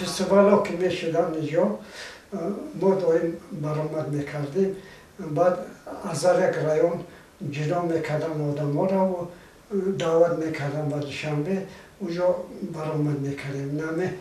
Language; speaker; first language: Persian; non-native, local second language; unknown